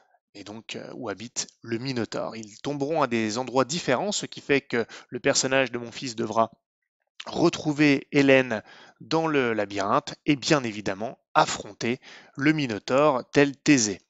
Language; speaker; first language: French; native; French